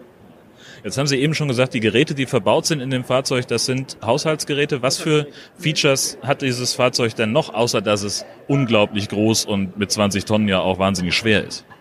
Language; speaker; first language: German; native; German